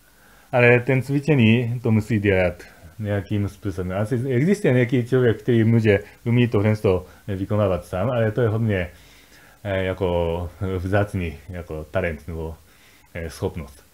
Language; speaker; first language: Czech; non-native, fluent; Japanese